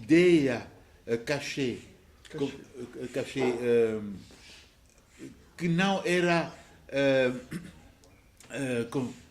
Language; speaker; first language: Portuguese; non-native, fluent; French